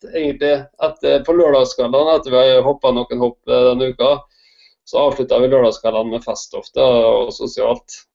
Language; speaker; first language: Norwegian; native; Norwegian